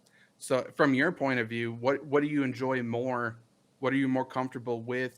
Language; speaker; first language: English; native; English